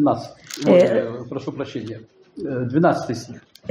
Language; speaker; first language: Polish; non-native, learner; Russian